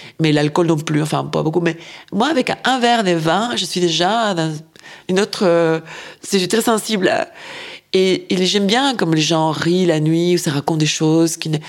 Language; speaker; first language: French; non-native, fluent; Spanish